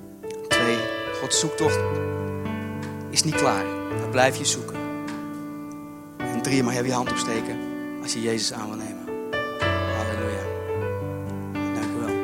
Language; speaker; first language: Dutch; native; Dutch